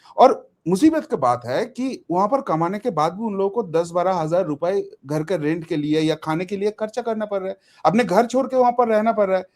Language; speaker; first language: Hindi; non-native, local second language; Bangla